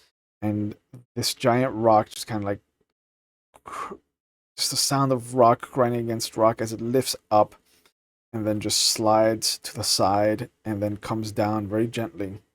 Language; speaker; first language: English; native; English